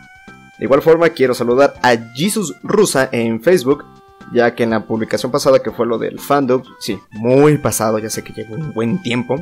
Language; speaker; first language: Spanish; native; Spanish